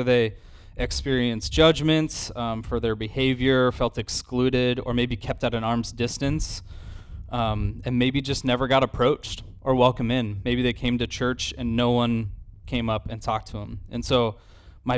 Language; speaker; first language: English; native; English